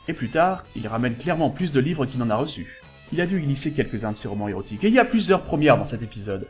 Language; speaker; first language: French; native; French